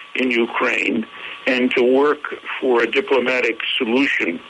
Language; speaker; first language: English; native; English